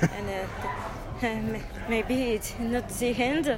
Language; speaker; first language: English; non-native, learner; French